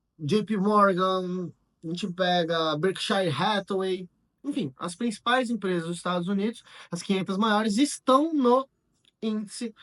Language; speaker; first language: Portuguese; native; Portuguese